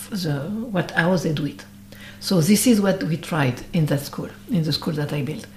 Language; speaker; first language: English; non-native, fluent; French